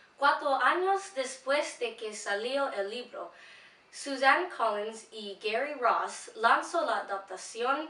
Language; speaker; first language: Spanish; non-native, learner; English